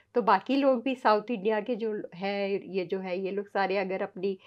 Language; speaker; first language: Hindi; native; Hindi